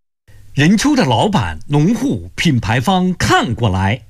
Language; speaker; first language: Chinese; native; Chinese